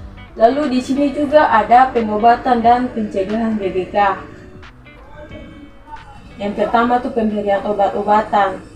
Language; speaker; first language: Indonesian; non-native, local second language; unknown